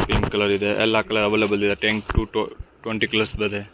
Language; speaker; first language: Kannada; non-native, local second language; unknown